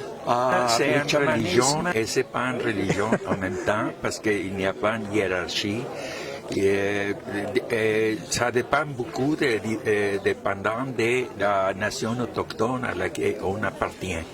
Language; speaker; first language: French; non-native, fluent; Spanish